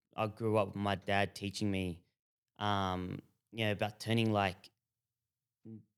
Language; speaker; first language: English; native; English